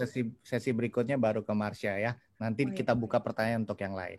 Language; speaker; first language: Indonesian; native; Indonesian